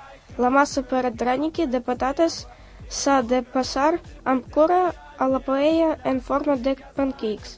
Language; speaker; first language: Catalan; non-native, learner; Russian